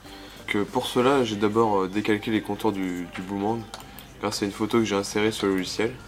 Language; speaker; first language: French; native; French